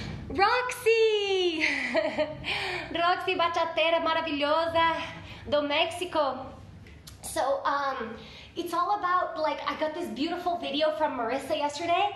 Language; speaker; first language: English; native; English